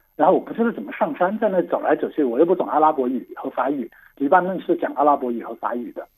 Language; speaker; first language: Chinese; non-native, local second language; Cantonese